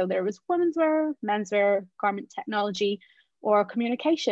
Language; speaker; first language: English; native; English